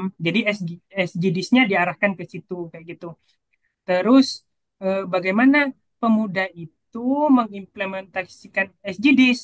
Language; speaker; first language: Indonesian; native; Indonesian